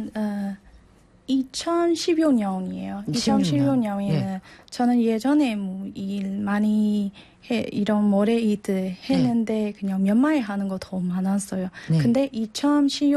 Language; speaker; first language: Korean; non-native, learner; Burmese